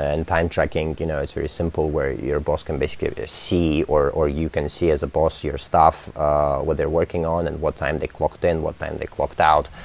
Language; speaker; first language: English; native; English